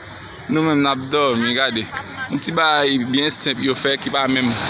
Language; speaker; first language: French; non-native, local second language; Haitian Creole